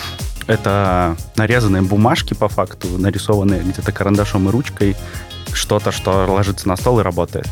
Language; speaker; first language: Russian; native; Russian